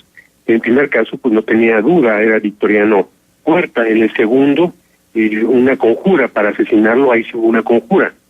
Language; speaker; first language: Spanish; native; Spanish